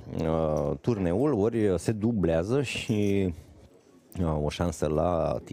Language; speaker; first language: Romanian; native; Romanian